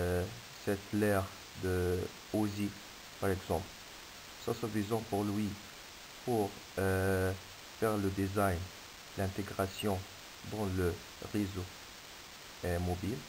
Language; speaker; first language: French; non-native, fluent; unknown